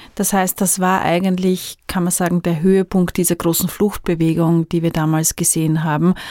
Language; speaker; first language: German; native; German